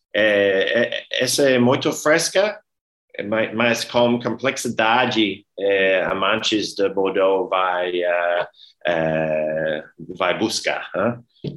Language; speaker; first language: Portuguese; non-native, learner; English